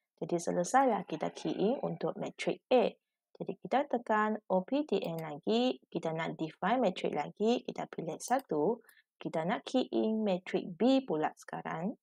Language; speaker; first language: Malay; non-native, local second language; Chinese